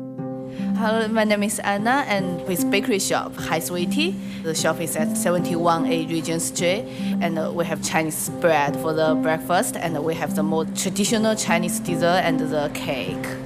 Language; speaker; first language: English; non-native, learner; Chinese